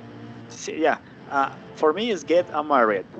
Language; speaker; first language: English; non-native, learner; Spanish